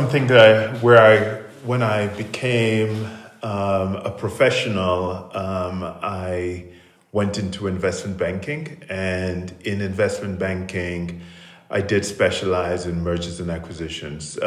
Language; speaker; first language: English; non-native, local second language; Krio